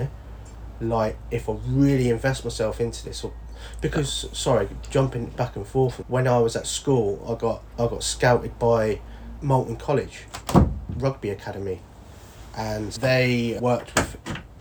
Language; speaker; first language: English; native; English